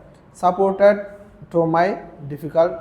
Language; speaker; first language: English; non-native, learner; Bangla